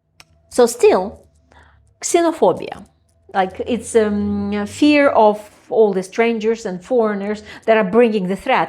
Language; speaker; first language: English; non-native, fluent; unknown